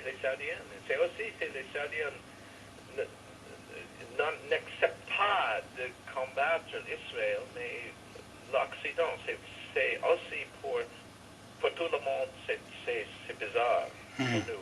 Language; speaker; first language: French; non-native, fluent; English